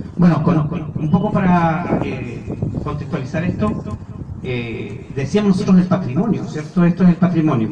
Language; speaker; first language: Spanish; native; Spanish